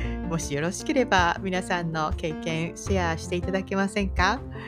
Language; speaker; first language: Japanese; native; Japanese